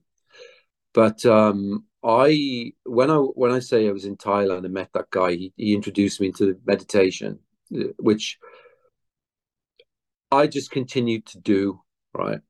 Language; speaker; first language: English; native; English